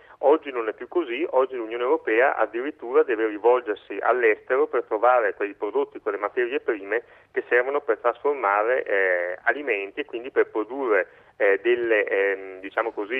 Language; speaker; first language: Italian; native; Italian